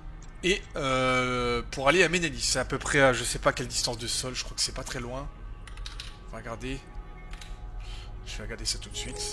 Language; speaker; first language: French; native; French